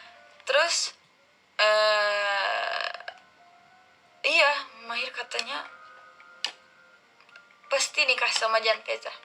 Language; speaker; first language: Indonesian; non-native, learner; Turkish